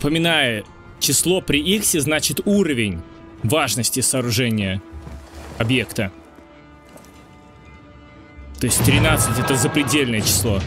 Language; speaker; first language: Russian; native; Russian